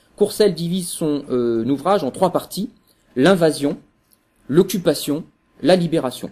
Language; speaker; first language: French; native; French